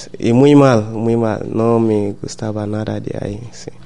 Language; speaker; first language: Spanish; non-native, learner; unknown